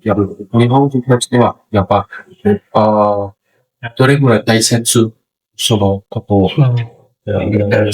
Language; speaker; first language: Japanese; non-native, learner; Indonesian